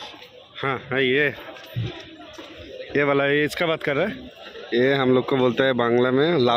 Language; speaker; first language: Hindi; non-native, local second language; Bangla